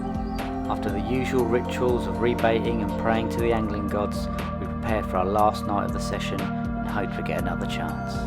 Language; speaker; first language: English; native; English